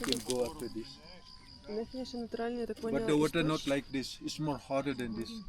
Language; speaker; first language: English; non-native, learner; Indonesian